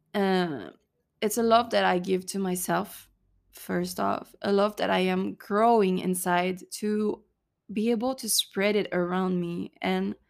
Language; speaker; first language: English; non-native, fluent; French